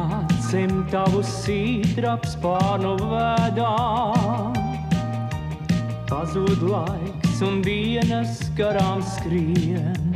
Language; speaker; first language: Latvian; native; Latvian